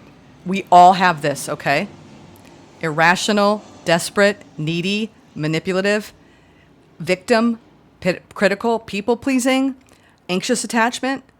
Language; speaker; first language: English; native; English